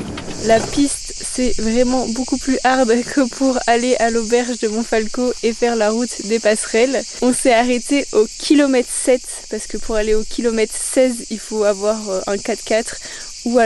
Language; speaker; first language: French; native; French